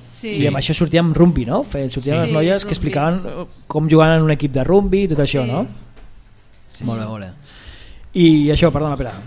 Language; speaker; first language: Catalan; native; Catalan